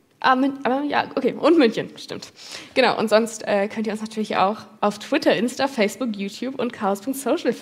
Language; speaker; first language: German; native; German